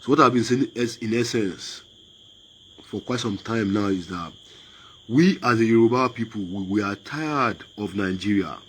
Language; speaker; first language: English; non-native, local second language; Yoruba